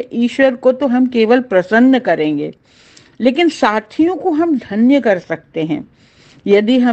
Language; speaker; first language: Hindi; native; Hindi